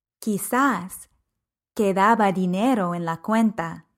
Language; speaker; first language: Spanish; non-native, fluent; English